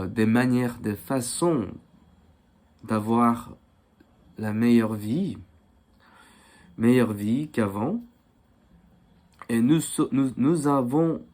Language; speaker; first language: French; non-native, fluent; Korean